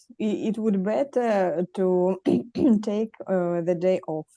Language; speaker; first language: English; non-native, learner; Russian